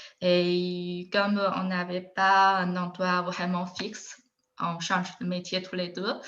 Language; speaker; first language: French; non-native, fluent; Chinese